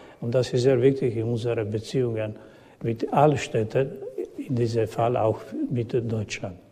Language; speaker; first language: German; non-native, learner; Croatian